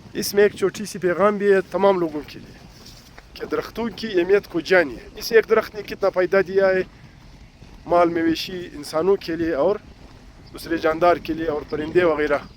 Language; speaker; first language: Urdu; non-native, local second language; Pashto